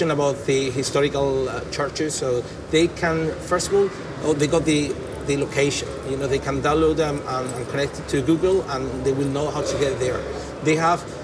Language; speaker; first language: English; non-native, fluent; Spanish